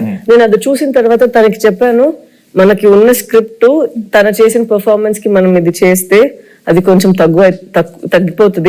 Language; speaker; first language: Telugu; non-native, fluent; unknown